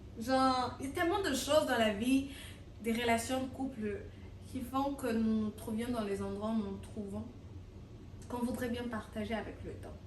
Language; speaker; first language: French; non-native, local second language; Lingala